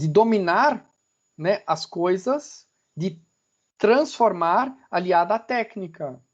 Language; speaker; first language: Portuguese; native; Portuguese